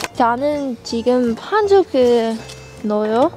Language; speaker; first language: Korean; non-native, learner; German